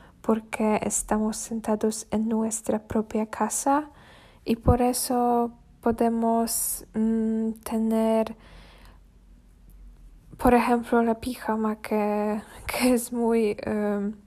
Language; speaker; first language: Spanish; non-native, learner; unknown